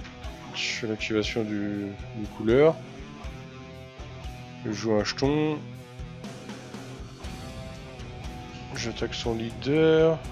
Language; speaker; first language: French; native; French